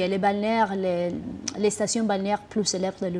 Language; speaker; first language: French; non-native, fluent; Spanish